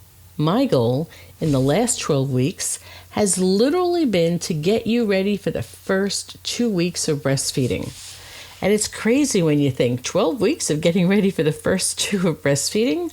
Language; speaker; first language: English; native; English